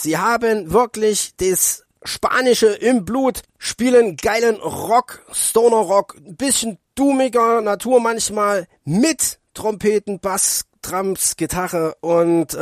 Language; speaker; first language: German; native; German